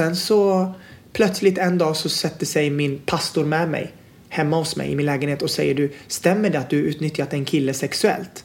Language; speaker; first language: Swedish; native; Swedish